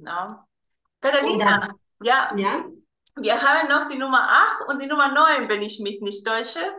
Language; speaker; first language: German; non-native, fluent; Spanish